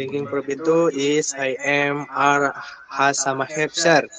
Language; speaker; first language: English; non-native, learner; Indonesian